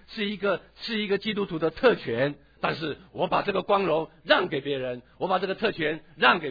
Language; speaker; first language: Chinese; native; Chinese